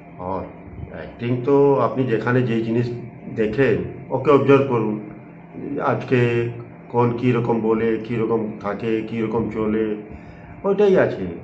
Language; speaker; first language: Bangla; non-native, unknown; Hindi